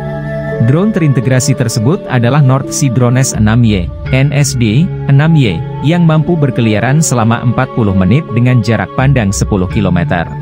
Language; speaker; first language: Indonesian; native; Indonesian